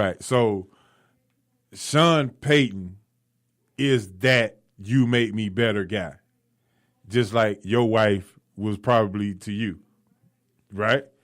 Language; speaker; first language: English; native; English